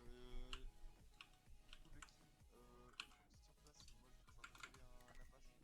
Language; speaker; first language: French; native; French